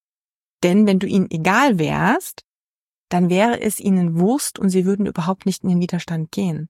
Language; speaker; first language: German; native; German